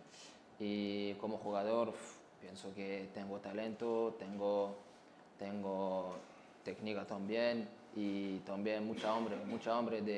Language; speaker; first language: Spanish; non-native, learner; French